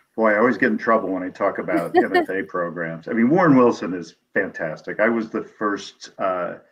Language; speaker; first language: English; native; English